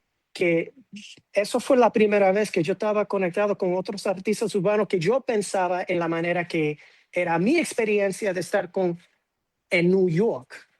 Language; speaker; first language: Spanish; non-native, fluent; English